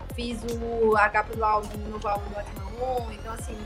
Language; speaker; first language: Portuguese; native; Portuguese